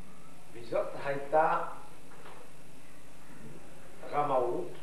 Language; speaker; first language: Hebrew; non-native, fluent; Yiddish